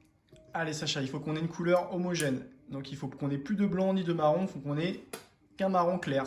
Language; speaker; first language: French; native; French